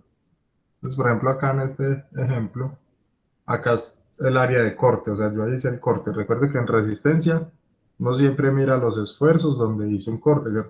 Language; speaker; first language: Spanish; native; Spanish